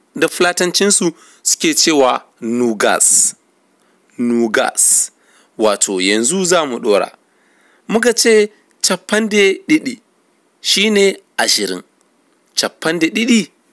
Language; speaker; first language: Hausa; non-native, local second language; Fula